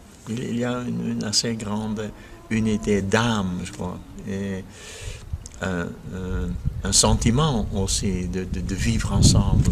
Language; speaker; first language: French; non-native, fluent; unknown